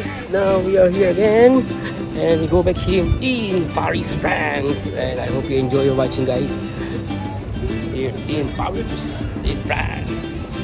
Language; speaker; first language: English; non-native, local second language; Filipino